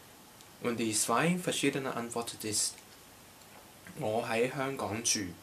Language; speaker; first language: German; non-native, learner; Cantonese